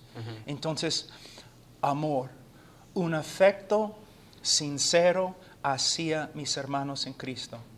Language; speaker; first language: Spanish; non-native, fluent; English